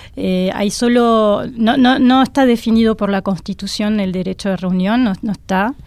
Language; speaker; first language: Spanish; non-native, fluent; French